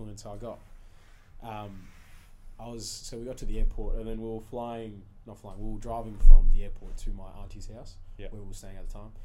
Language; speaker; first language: English; early bilingual, other home language; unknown